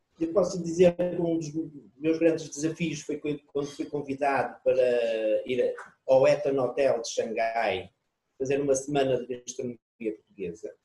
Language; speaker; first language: Portuguese; native; Portuguese